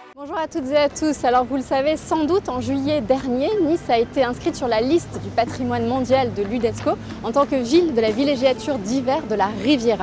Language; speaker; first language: French; native; French